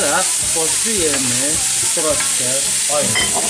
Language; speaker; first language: Polish; non-native, learner; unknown